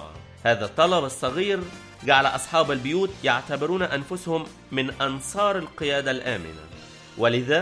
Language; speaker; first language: Arabic; native; Arabic